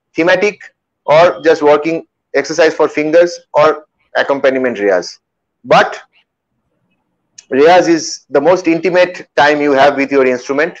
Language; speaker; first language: English; non-native, local second language; Bangla